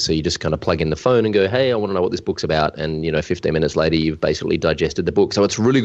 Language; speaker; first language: English; native; English